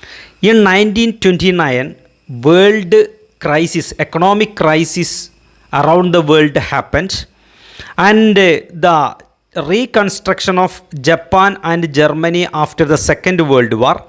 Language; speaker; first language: English; non-native, local second language; Malayalam